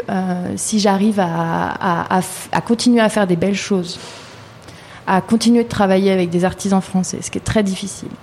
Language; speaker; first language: French; native; French